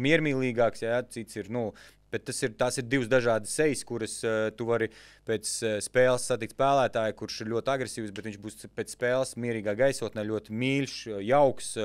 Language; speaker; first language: Latvian; native; Latvian